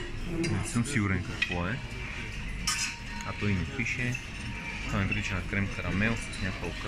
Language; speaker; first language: Bulgarian; native; Bulgarian